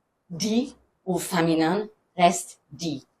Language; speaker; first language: French; non-native, fluent; German